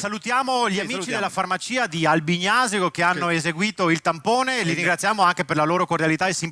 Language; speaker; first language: Italian; native; Italian